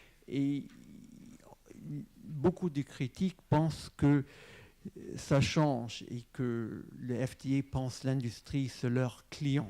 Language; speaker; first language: French; non-native, fluent; English